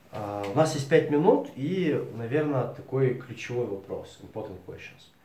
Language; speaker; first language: Russian; native; Russian